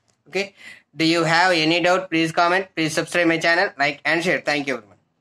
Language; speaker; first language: English; non-native, local second language; Telugu